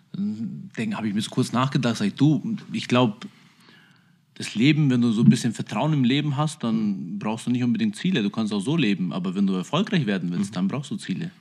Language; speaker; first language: German; early bilingual, other home language; Albanian